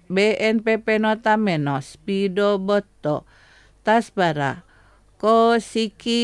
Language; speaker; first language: Japanese; non-native, fluent; Indonesian